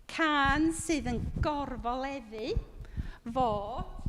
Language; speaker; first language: Welsh; native; Welsh